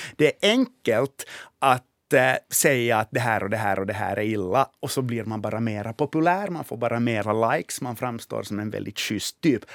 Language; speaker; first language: Swedish; native; Swedish